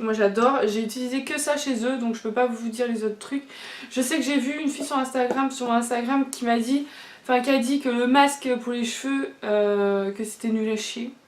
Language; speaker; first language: French; native; French